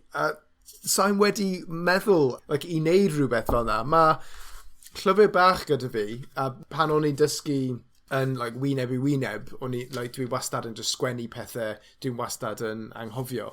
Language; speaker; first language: Welsh; non-native, learner; English